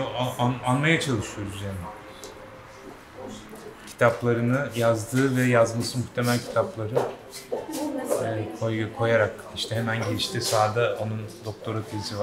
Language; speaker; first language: Turkish; native; Turkish